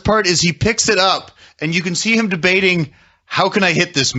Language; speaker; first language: English; native; English